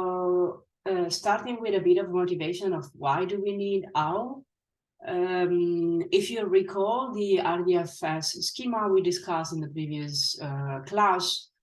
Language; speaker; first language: English; non-native, fluent; Italian